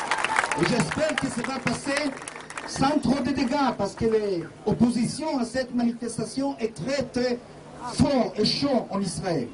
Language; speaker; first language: French; non-native, fluent; Hebrew